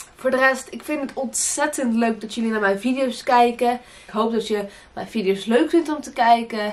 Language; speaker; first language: Dutch; early bilingual, other home language; Portuguese